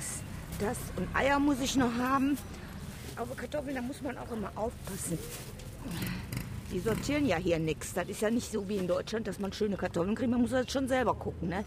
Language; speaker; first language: German; native; German